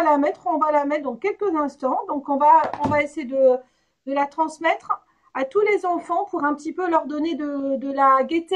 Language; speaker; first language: French; native; French